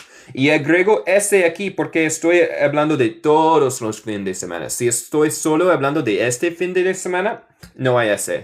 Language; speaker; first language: Spanish; non-native, fluent; English